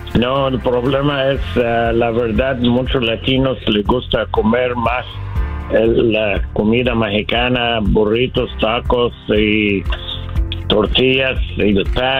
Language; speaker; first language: Spanish; non-native, learner; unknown